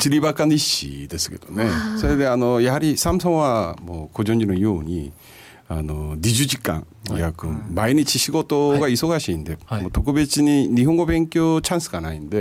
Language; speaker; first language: Japanese; non-native, fluent; Korean